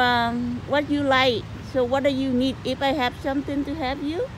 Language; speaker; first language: English; non-native, learner; Vietnamese